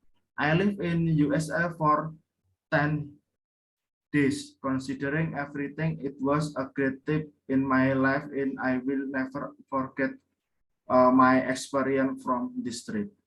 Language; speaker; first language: English; non-native, learner; Indonesian